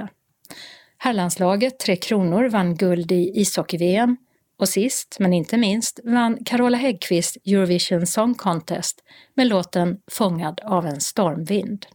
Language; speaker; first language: Swedish; native; Swedish